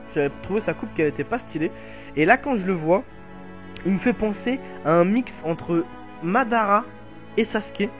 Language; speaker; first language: French; native; French